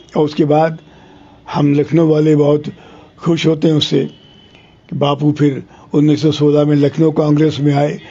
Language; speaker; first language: Hindi; non-native, local second language; Telugu